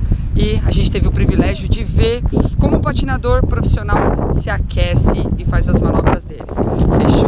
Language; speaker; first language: Portuguese; native; Portuguese